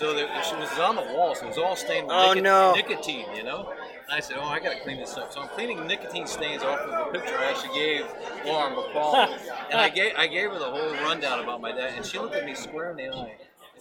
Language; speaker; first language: English; native; English